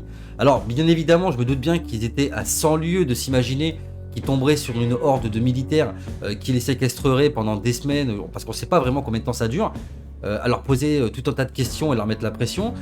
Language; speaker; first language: French; native; French